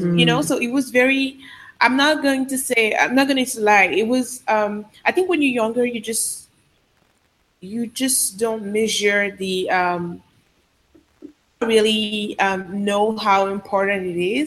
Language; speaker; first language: English; non-native, fluent; Sango